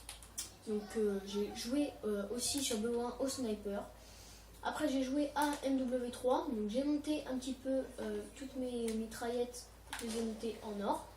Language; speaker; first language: French; native; French